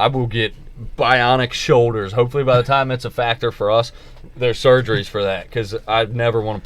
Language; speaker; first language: English; native; English